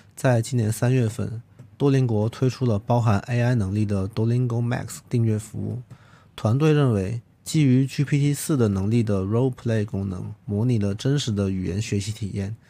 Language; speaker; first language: Chinese; non-native, local second language; Cantonese